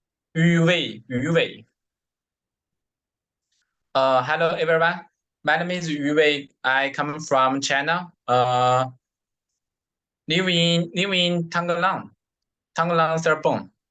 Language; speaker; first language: English; non-native, learner; Chinese